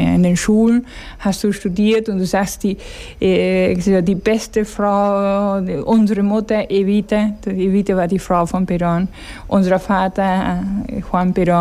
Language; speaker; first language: German; non-native, fluent; Spanish